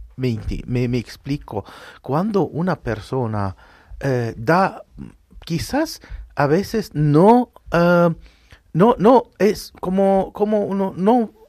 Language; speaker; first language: Spanish; non-native, fluent; Arabic